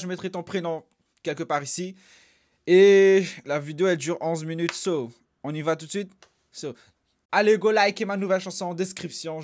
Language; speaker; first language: French; native; French